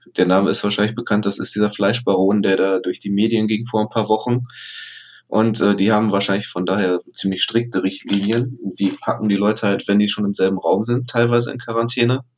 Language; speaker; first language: German; native; German